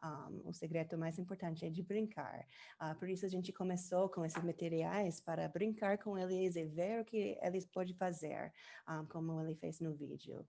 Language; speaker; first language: Portuguese; non-native, learner; English